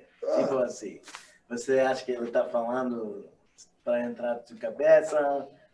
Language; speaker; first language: Portuguese; non-native, learner; English